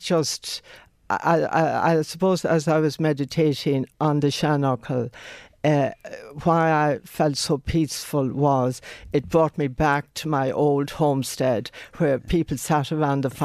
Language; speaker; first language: English; non-native, local second language; Irish